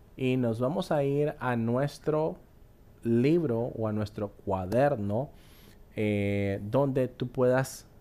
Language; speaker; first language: Spanish; native; Spanish